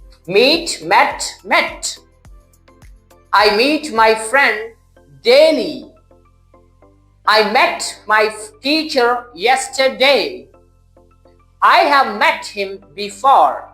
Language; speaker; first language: English; non-native, local second language; Urdu